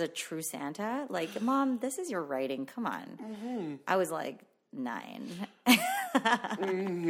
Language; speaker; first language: English; non-native, fluent; Filipino